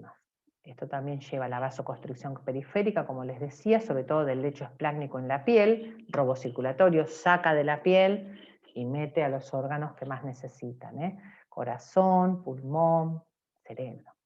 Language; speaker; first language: Spanish; native; Spanish